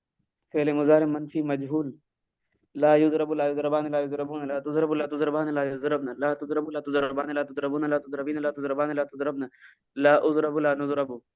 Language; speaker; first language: Arabic; non-native, learner; Urdu